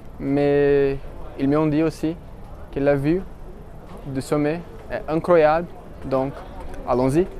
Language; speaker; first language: French; non-native, fluent; Portuguese